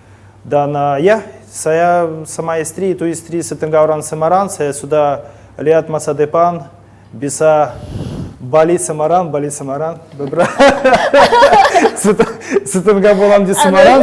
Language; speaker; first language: Indonesian; non-native, learner; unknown